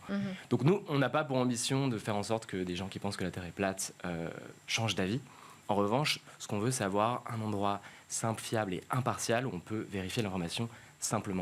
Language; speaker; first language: French; native; French